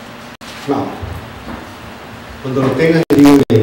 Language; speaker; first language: Spanish; native; Spanish